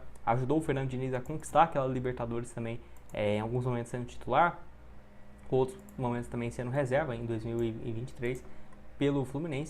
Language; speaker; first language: Portuguese; native; Portuguese